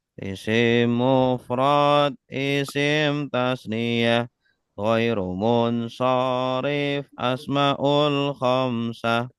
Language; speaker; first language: Arabic; non-native, fluent; Indonesian